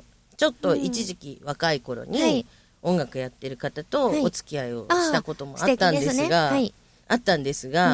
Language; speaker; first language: Japanese; native; Japanese